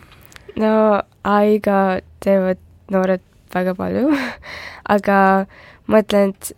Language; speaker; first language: Estonian; non-native, local second language; Russian